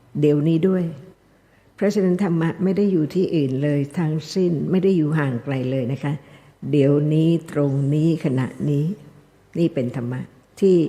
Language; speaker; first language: Thai; native; Thai